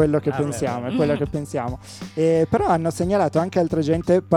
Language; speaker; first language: Italian; native; Italian